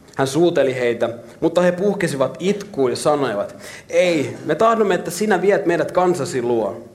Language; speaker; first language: Finnish; native; Finnish